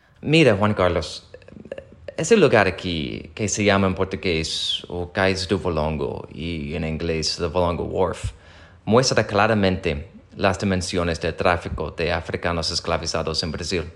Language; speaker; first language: Spanish; non-native, fluent; English